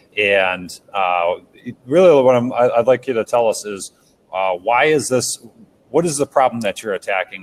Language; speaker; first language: English; native; English